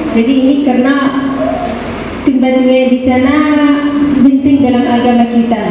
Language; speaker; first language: Indonesian; non-native, learner; Arabic